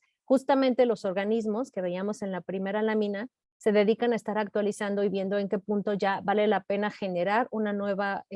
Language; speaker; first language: Spanish; native; Spanish